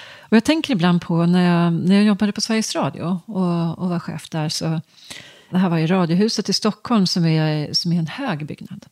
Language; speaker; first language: Swedish; native; Swedish